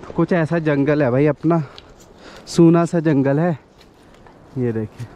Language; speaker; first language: Hindi; native; Hindi